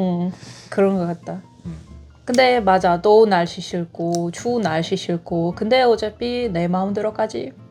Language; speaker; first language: Korean; non-native, fluent; Russian